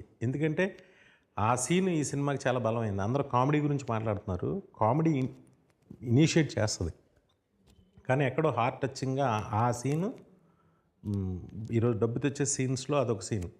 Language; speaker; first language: Telugu; native; Telugu